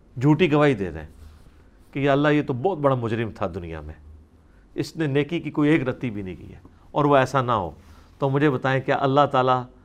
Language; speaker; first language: Urdu; native; Urdu